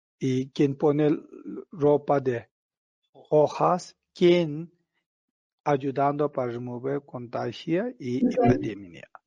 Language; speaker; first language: Spanish; non-native, learner; Tibetan